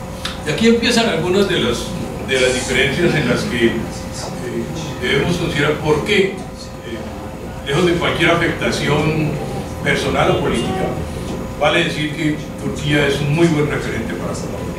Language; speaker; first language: Spanish; native; Spanish